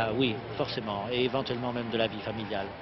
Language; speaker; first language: French; native; French